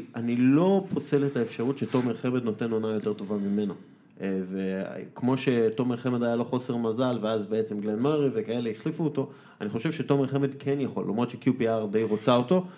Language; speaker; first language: Hebrew; native; Hebrew